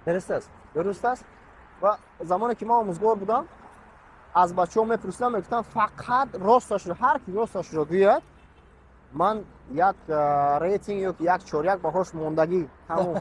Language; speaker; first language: Tajik; native; Tajik